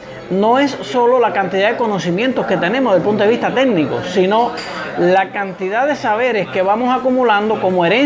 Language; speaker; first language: Spanish; native; Spanish